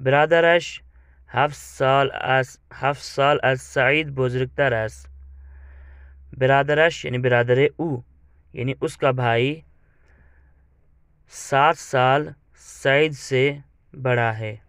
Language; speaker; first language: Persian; non-native, fluent; Urdu